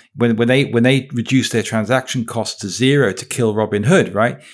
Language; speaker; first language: English; native; English